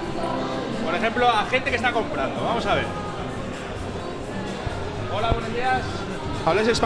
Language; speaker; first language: Spanish; native; Spanish